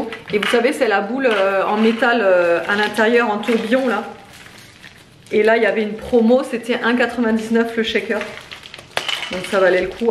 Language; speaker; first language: French; native; French